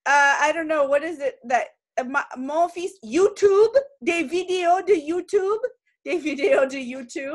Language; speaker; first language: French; non-native, fluent; English